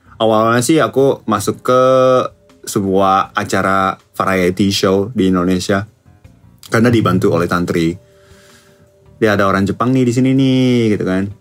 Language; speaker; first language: Indonesian; non-native, fluent; Japanese